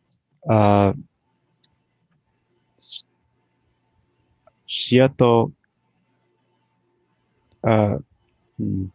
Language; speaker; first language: Japanese; non-native, learner; English